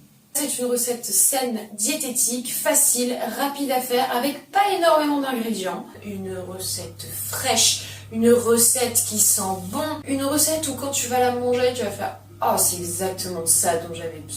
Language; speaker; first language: French; native; French